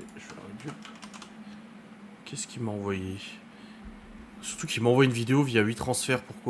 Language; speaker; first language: French; native; French